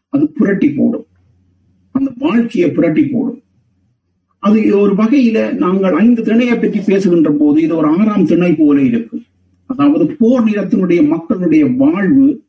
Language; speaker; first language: Tamil; native; Tamil